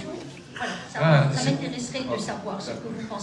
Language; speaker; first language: French; non-native, local second language; Arabic